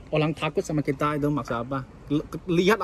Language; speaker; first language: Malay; non-native, learner; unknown